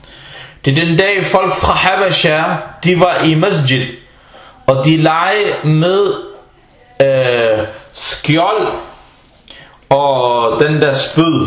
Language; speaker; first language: Danish; early bilingual, other home language; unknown